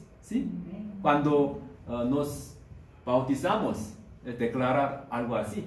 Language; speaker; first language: Spanish; non-native, learner; Korean